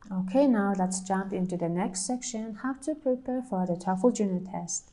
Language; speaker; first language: English; non-native, fluent; Mongolian